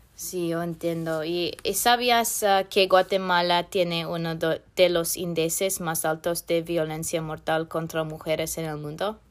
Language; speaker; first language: Spanish; non-native, fluent; English